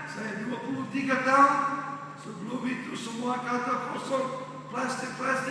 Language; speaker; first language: Indonesian; non-native, fluent; English